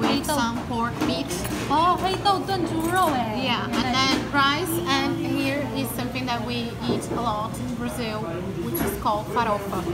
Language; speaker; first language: English; non-native, learner; Portuguese